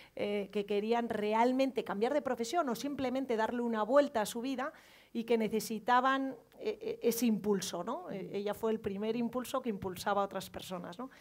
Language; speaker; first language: Spanish; native; Spanish